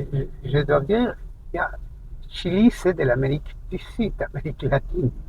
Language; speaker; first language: French; non-native, fluent; Spanish